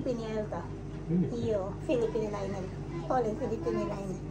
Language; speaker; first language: Finnish; non-native, learner; Filipino